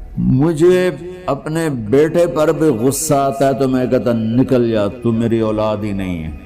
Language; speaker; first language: Urdu; non-native, local second language; Punjabi